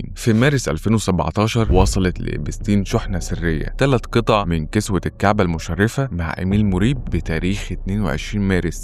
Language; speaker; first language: Arabic; native; Arabic